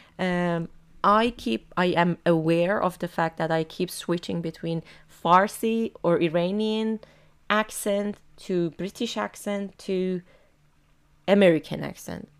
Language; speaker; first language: English; non-native, fluent; Persian